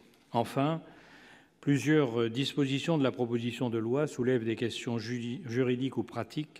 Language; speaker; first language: French; native; French